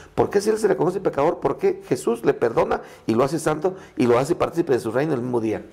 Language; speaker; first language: Spanish; non-native, local second language; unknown